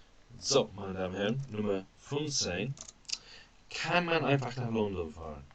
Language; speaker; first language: German; non-native, fluent; English